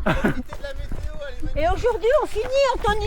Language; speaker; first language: French; native; French